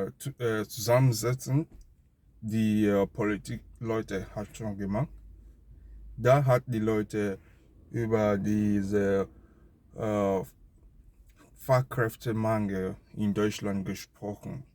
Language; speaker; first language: German; non-native, learner; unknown